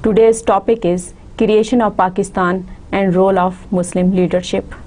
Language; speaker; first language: English; non-native, local second language; Urdu